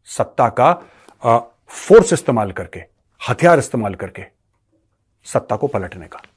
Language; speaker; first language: Hindi; native; Hindi